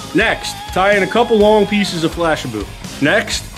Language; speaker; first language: English; native; English